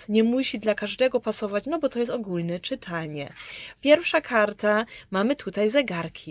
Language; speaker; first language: Polish; early bilingual, heritage; Polish